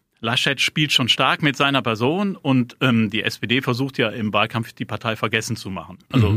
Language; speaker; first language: German; native; German